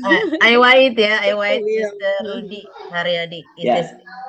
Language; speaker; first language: English; non-native, learner; Indonesian